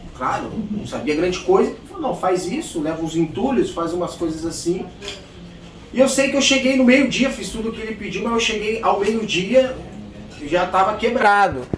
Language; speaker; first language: Portuguese; native; Portuguese